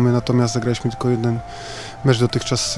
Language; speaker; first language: Polish; native; Polish